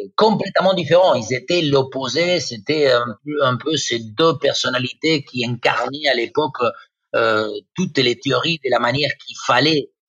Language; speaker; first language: French; non-native, fluent; Spanish